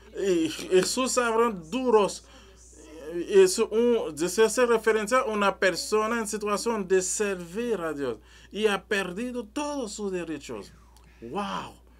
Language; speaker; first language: Spanish; non-native, learner; French